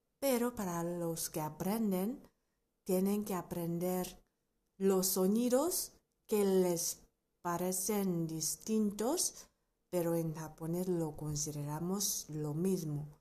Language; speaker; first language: Spanish; non-native, fluent; Japanese